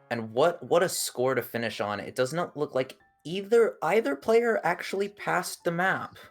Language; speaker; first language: English; native; English